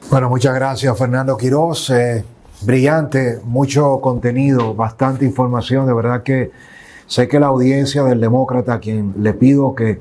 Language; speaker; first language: Spanish; native; Spanish